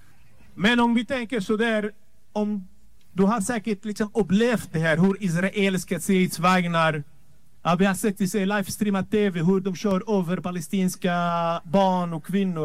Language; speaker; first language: Swedish; non-native, fluent; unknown